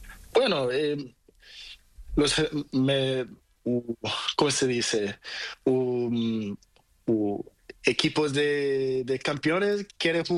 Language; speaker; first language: Spanish; non-native, learner; Portuguese